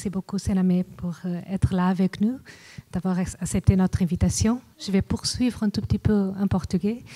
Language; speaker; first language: French; non-native, fluent; Portuguese